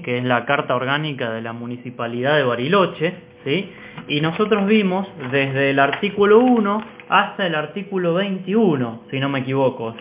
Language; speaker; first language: Spanish; native; Spanish